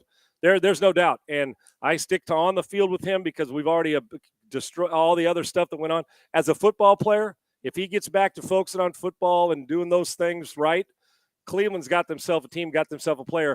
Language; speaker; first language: English; native; English